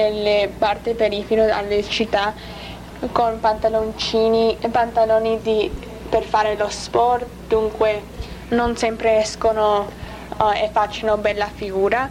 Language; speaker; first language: Italian; non-native, learner; English